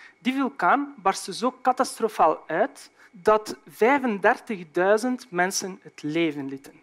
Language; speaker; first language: Dutch; native; Dutch